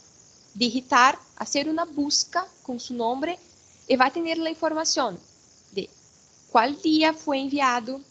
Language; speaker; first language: Spanish; non-native, fluent; Portuguese